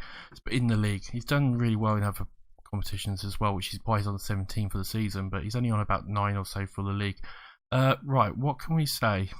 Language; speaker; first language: English; native; English